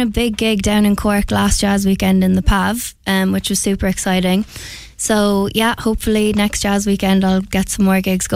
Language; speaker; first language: English; native; English